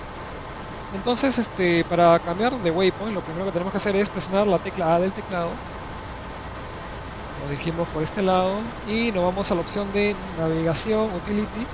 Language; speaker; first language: Spanish; native; Spanish